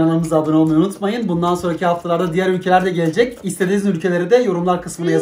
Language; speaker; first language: Turkish; native; Turkish